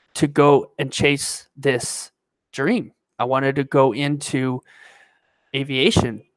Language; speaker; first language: English; native; English